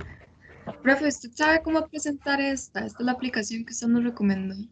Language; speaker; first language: Spanish; native; Spanish